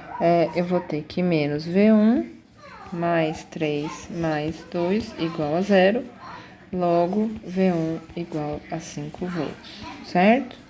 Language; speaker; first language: Portuguese; native; Portuguese